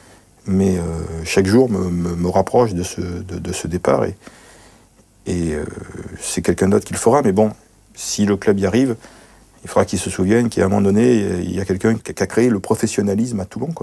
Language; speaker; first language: French; native; French